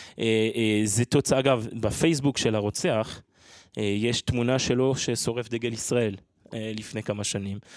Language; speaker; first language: Hebrew; non-native, fluent; French